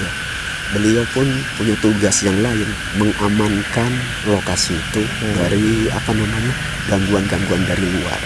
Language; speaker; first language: Indonesian; native; Indonesian